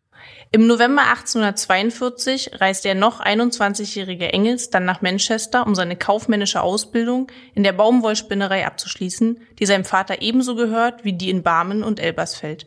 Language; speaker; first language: German; native; German